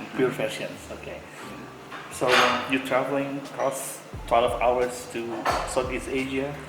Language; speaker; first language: English; non-native, learner; Indonesian